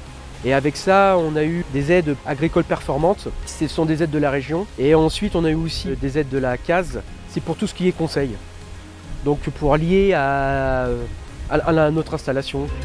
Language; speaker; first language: French; native; French